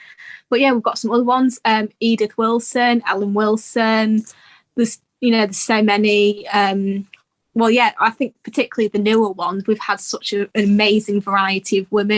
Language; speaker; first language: English; native; English